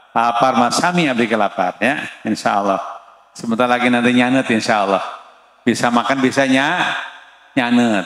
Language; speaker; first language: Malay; non-native, local second language; Sundanese